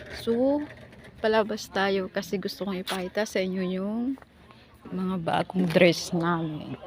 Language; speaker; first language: Filipino; non-native, local second language; Cebuano